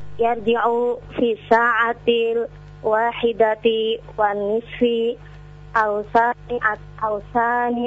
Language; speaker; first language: Arabic; non-native, learner; Indonesian